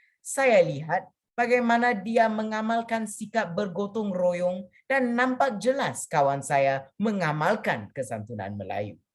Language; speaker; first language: Malay; non-native, local second language; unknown